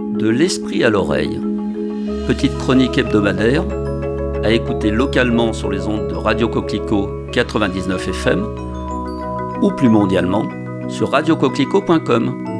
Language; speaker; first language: French; native; French